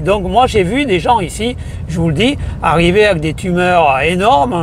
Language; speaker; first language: French; native; French